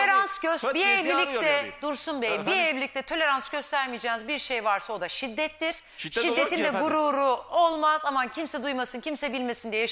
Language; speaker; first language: Turkish; native; Turkish